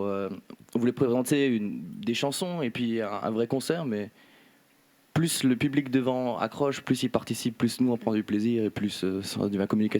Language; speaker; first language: French; native; French